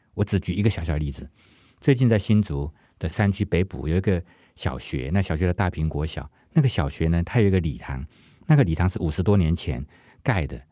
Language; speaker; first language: Chinese; non-native, local second language; Hakka Chinese